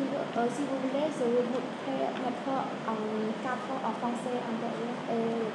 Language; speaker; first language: French; non-native, learner; Khmer